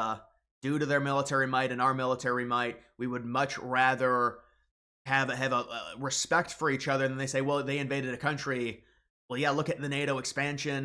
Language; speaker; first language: English; native; English